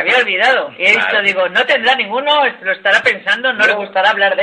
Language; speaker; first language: Spanish; native; Spanish